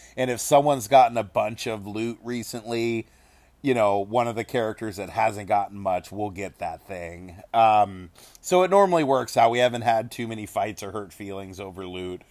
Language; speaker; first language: English; native; English